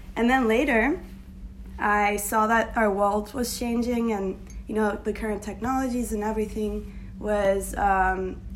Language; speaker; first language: English; non-native, fluent; Turkish